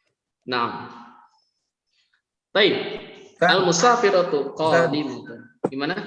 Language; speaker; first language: Arabic; non-native, fluent; Indonesian